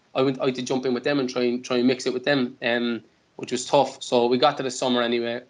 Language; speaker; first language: English; native; English